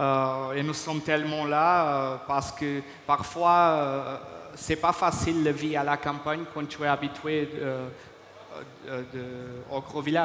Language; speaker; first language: French; non-native, fluent; Portuguese